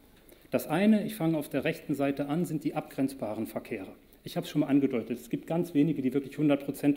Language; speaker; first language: German; native; German